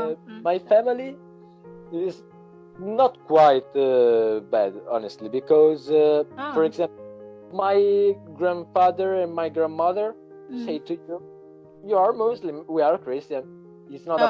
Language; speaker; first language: English; non-native, learner; Italian